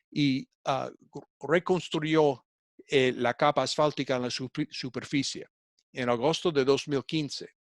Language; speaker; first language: Spanish; non-native, fluent; English